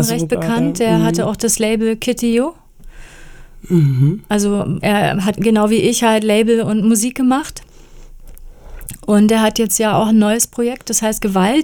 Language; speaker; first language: German; native; German